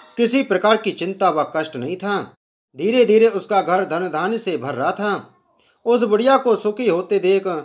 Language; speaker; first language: Hindi; native; Hindi